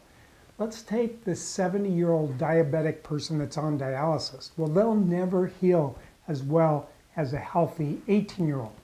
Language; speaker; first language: English; native; English